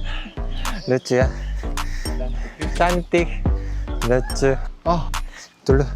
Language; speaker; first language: Indonesian; non-native, fluent; Korean